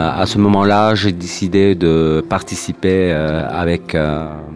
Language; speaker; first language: French; non-native, local second language; Arabic